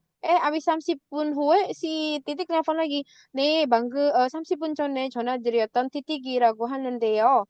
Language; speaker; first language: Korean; non-native, fluent; Indonesian